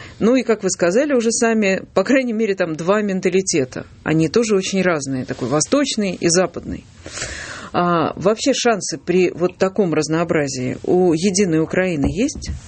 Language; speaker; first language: Russian; native; Russian